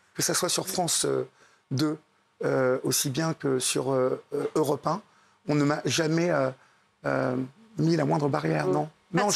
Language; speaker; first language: French; native; French